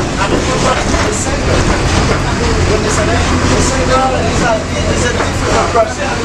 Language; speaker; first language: English; non-native, learner; Haitian Creole